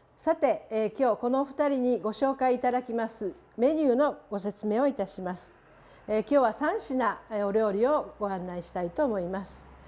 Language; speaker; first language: Japanese; native; Japanese